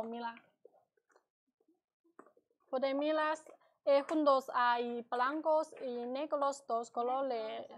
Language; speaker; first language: Spanish; non-native, learner; Chinese